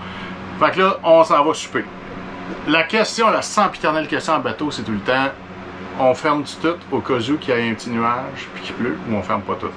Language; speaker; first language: French; native; French